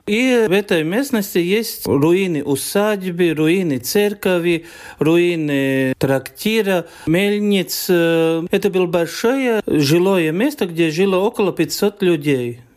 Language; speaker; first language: Russian; non-native, fluent; Latvian